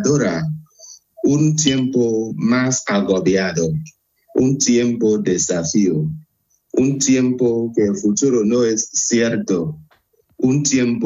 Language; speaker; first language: Spanish; non-native, fluent; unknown